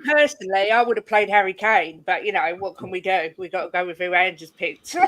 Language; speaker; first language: English; native; English